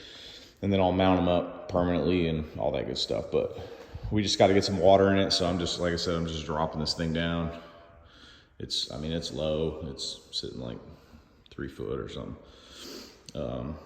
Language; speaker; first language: English; native; English